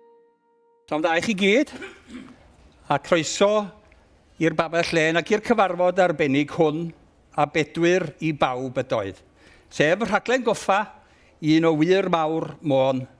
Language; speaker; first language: Welsh; native; Welsh